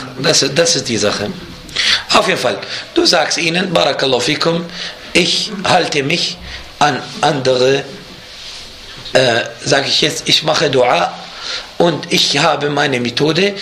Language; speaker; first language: German; non-native, fluent; Arabic